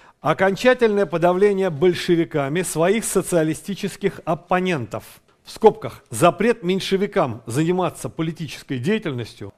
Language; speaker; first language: Russian; native; Russian